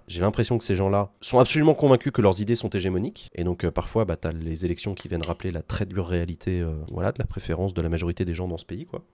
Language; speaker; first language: French; native; French